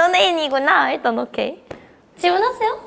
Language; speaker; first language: Korean; native; Korean